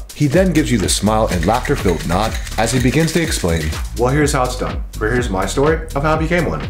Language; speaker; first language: English; native; English